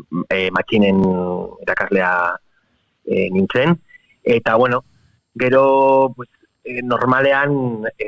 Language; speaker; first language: Basque; non-native, local second language; Spanish